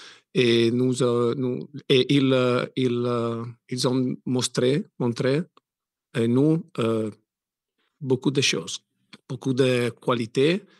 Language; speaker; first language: French; non-native, learner; Italian